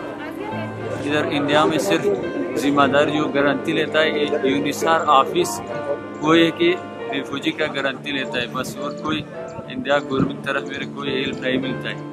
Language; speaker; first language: Hindi; non-native, learner; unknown